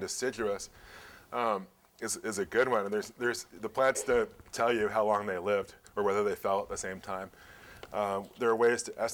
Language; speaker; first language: English; native; English